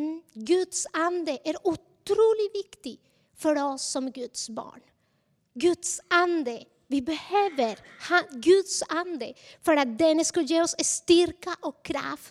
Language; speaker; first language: Swedish; non-native, fluent; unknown